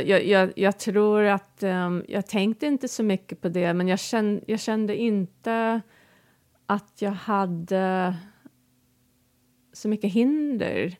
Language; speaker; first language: Swedish; non-native, fluent; English